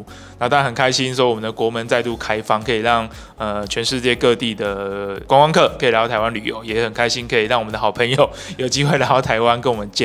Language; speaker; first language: Chinese; native; Chinese